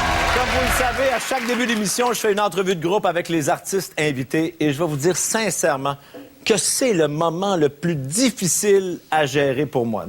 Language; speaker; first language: French; native; French